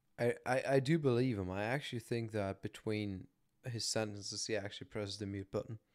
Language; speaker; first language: English; non-native, fluent; German